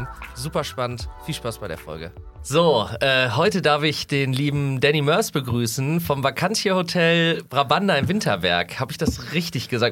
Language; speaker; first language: German; native; German